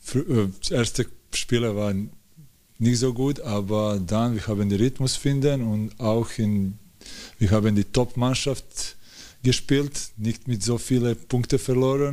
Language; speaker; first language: German; non-native, fluent; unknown